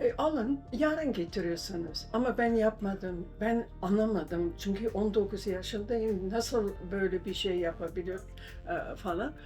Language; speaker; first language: Turkish; non-native, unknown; German